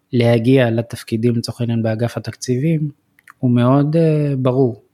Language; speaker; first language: Hebrew; early bilingual, other home language; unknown